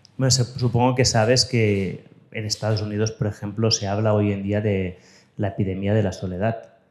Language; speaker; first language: Spanish; native; Spanish